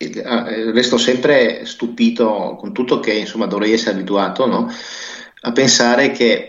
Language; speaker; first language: Italian; native; Italian